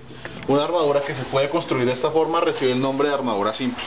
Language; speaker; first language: Spanish; native; Spanish